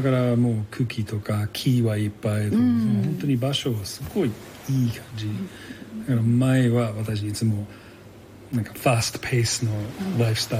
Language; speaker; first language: Japanese; non-native, learner; English